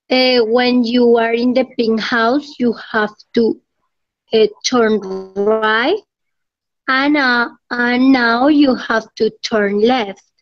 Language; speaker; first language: English; non-native, learner; Spanish